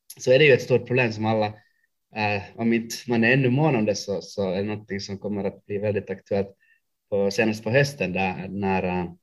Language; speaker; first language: Swedish; non-native, local second language; Finnish